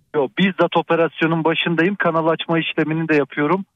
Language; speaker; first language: Turkish; native; Turkish